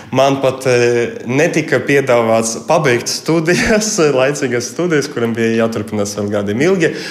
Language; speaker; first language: Latvian; early bilingual, heritage; Russian